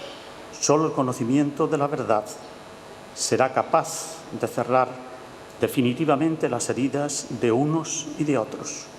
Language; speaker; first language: Spanish; native; Spanish